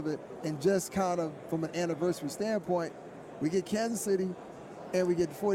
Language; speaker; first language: English; native; English